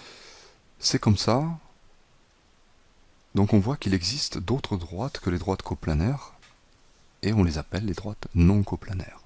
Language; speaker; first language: French; native; French